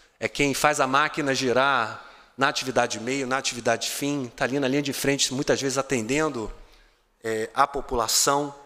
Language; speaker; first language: Portuguese; native; Portuguese